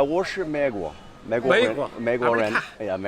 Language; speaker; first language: Chinese; non-native, learner; English